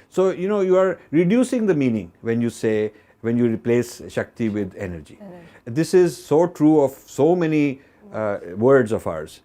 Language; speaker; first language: English; non-native, local second language; Hindi